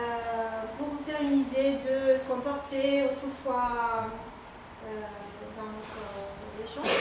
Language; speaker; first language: French; non-native, fluent; Romanian